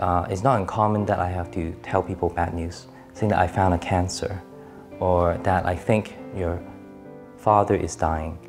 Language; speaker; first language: English; early bilingual, other home language; Cantonese